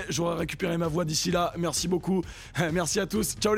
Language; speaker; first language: French; native; French